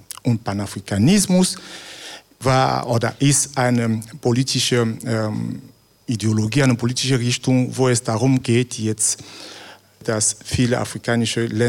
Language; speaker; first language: German; non-native, fluent; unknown